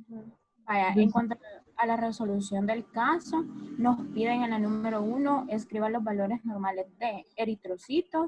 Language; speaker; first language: Spanish; native; Spanish